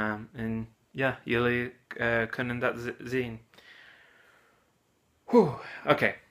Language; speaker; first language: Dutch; non-native, learner; English